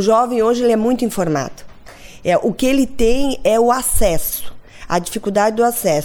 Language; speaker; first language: Portuguese; native; Portuguese